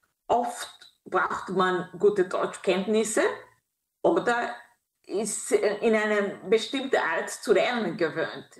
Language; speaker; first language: German; non-native, fluent; Kinyarwanda